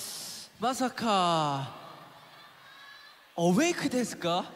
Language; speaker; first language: Japanese; non-native, learner; Korean